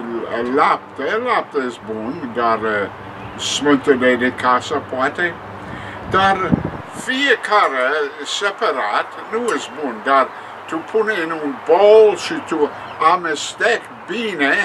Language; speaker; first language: Romanian; non-native, learner; English